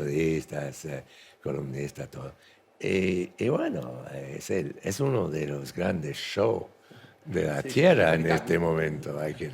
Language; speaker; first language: Spanish; non-native, fluent; English